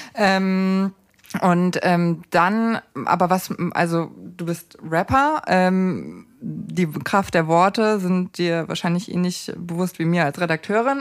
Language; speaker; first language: German; native; German